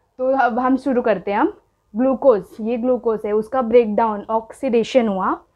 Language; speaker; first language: Hindi; non-native, local second language; Marathi